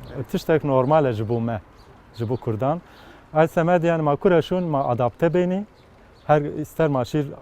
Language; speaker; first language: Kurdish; non-native, local second language; Zaza